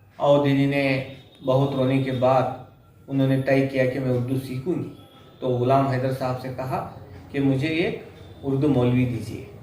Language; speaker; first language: Urdu; native; Urdu